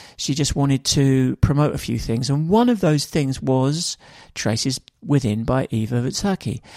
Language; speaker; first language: English; native; English